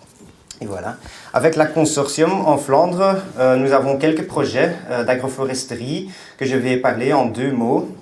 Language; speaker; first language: French; non-native, local second language; Dutch